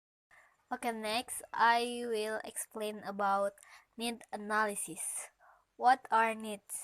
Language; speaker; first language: English; non-native, learner; Indonesian